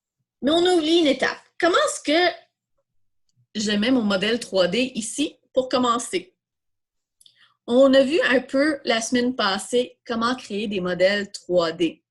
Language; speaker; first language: French; native; French